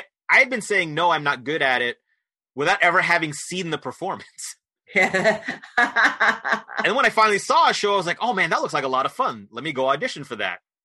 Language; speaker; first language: English; native; English